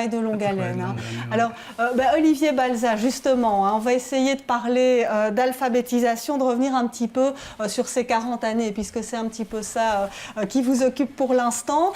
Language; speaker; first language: French; native; French